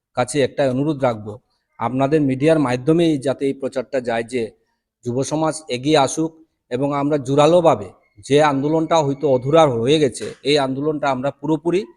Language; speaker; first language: Bangla; non-native, local second language; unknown